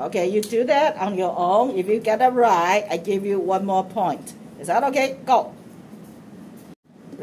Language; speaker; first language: English; non-native, fluent; Chinese